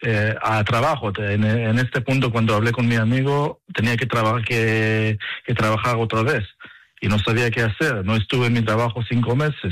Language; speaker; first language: Spanish; non-native, learner; Hebrew